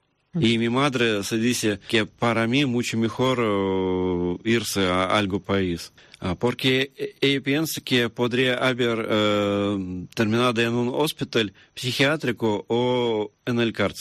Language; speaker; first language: Spanish; non-native, learner; Russian